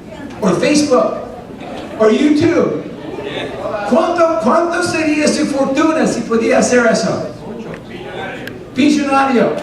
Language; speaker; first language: Spanish; non-native, fluent; English